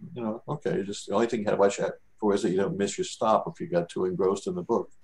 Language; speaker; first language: English; native; English